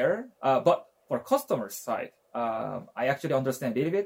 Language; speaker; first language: English; non-native, fluent; Japanese